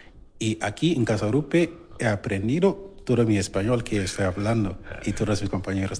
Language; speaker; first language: Spanish; non-native, learner; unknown